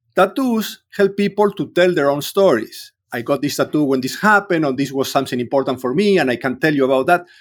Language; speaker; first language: English; non-native, fluent; Spanish